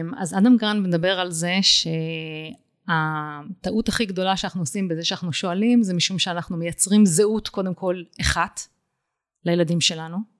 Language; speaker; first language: Hebrew; native; Hebrew